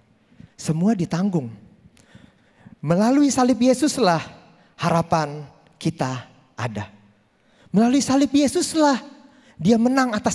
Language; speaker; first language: Indonesian; native; Indonesian